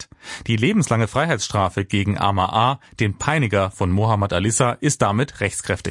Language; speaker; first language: German; native; German